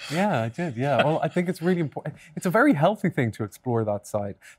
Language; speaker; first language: English; native; English